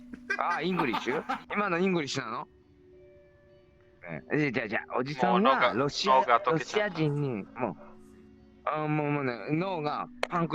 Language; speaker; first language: Japanese; native; Japanese